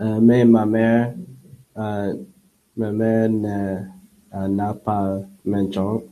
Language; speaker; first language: French; non-native, learner; English